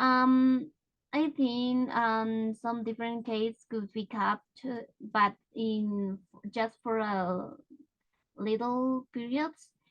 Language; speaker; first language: English; non-native, learner; Spanish